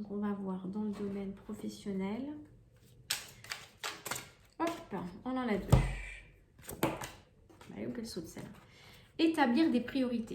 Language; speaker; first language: French; native; French